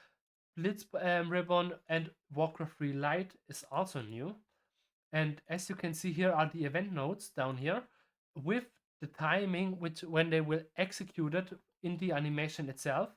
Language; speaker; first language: English; non-native, fluent; German